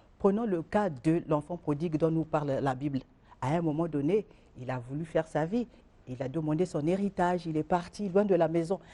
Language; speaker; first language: French; non-native, local second language; Lingala